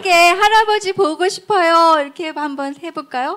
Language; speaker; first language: Korean; native; Korean